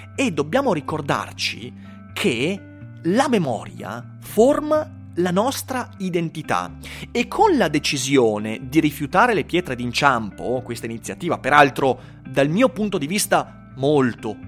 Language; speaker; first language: Italian; native; Italian